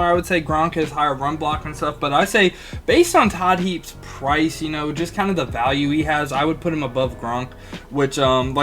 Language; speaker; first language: English; native; English